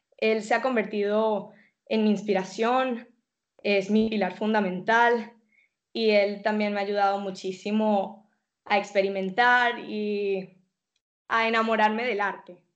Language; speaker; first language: Spanish; native; Spanish